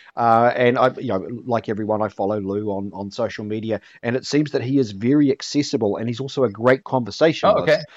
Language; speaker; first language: English; native; English